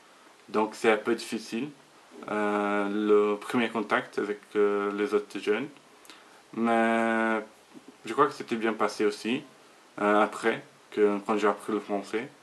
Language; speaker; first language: French; non-native, learner; Portuguese